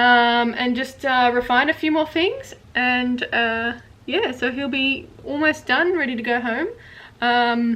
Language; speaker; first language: English; native; English